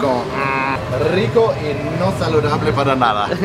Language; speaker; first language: Spanish; non-native, fluent; German